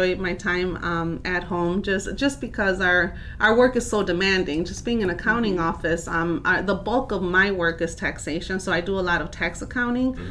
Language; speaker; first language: English; native; English